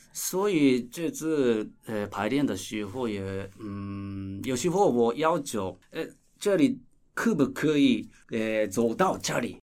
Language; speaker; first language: Chinese; non-native, fluent; Japanese